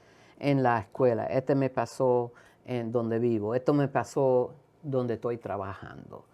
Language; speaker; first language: Spanish; early bilingual, heritage; Spanish